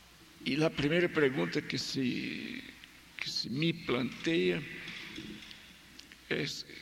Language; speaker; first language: Spanish; non-native, fluent; Portuguese